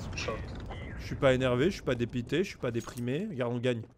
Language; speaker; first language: French; native; French